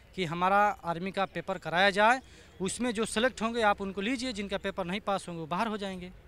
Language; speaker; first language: Hindi; native; Hindi